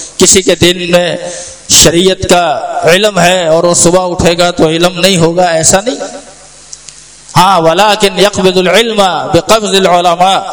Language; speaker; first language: Urdu; native; Urdu